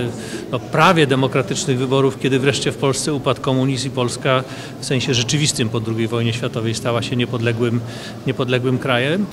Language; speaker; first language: Polish; native; Polish